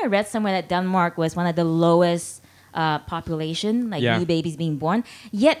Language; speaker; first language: English; non-native, local second language; Cantonese